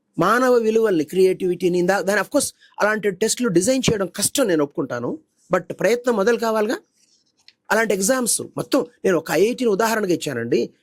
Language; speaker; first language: Telugu; native; Telugu